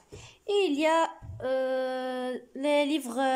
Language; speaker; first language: French; non-native, learner; Arabic